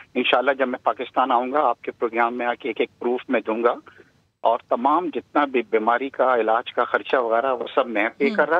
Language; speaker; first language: Urdu; native; Urdu